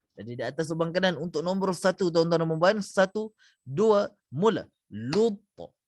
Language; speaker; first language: Malay; native; Malay